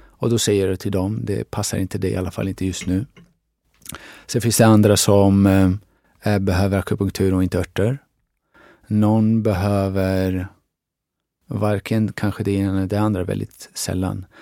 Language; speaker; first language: Swedish; early bilingual, other home language; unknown